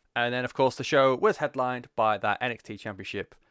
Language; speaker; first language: English; native; English